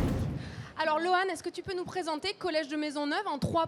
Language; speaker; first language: French; native; French